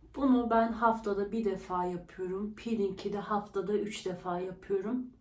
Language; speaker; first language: Turkish; early bilingual, heritage; Turkish